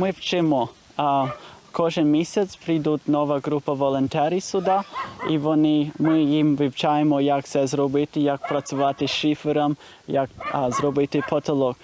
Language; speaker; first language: Ukrainian; non-native, learner; English